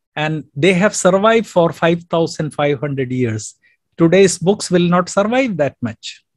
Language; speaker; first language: English; non-native, local second language; Malayalam